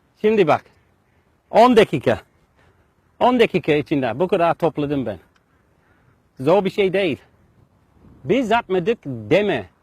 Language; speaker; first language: Turkish; non-native, learner; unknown